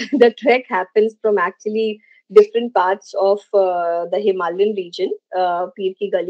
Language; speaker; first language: English; non-native, local second language; Hindi